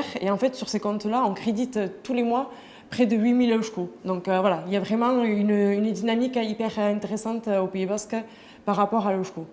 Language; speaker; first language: French; native; French